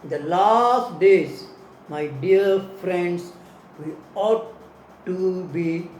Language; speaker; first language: English; non-native, local second language; Tamil